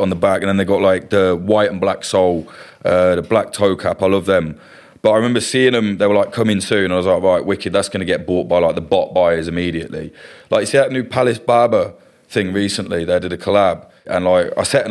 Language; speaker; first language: English; native; English